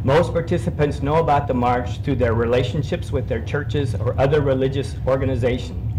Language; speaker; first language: English; native; English